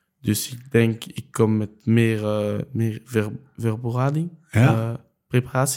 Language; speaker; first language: Dutch; non-native, local second language; French